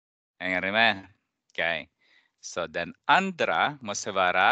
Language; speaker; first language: Swedish; non-native, fluent; Persian